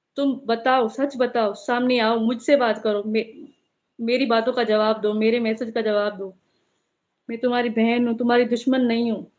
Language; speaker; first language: Urdu; non-native, local second language; Sindhi